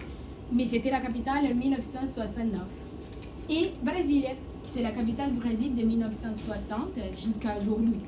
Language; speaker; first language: French; non-native, learner; Portuguese